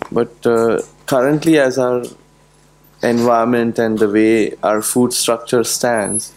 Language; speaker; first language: English; non-native, fluent; German